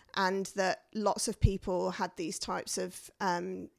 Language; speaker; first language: English; native; English